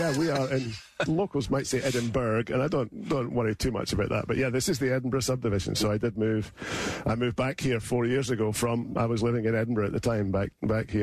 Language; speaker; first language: English; native; English